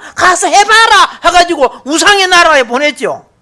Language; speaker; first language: Korean; native; Korean